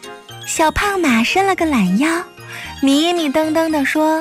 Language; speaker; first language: Chinese; native; Chinese